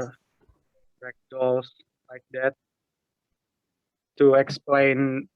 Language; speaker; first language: English; non-native, learner; Indonesian